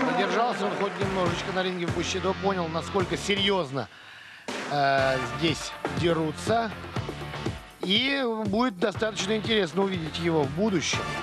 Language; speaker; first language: Russian; native; Russian